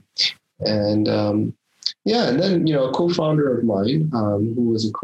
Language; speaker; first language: English; non-native, local second language; Korean